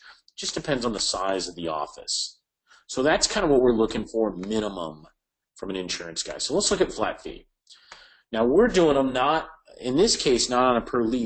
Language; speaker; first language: English; native; English